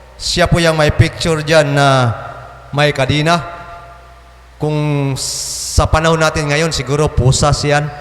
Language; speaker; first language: Filipino; non-native, local second language; Cebuano